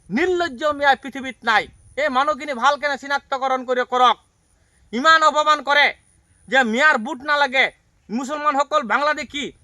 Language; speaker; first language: Assamese; non-native, local second language; Bangla